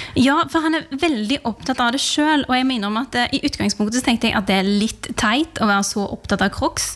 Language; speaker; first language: Norwegian; early bilingual, other home language; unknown